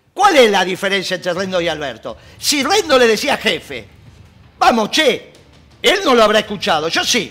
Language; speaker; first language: Spanish; native; Spanish